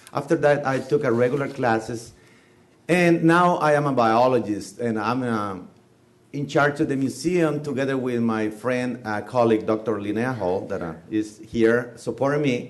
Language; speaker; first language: English; non-native, fluent; Spanish